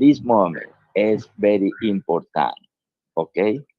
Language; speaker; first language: English; non-native, learner; Spanish